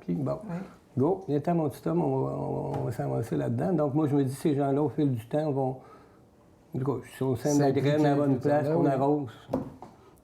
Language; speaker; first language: French; native; French